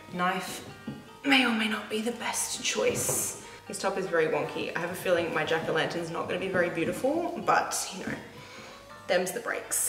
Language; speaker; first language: English; native; English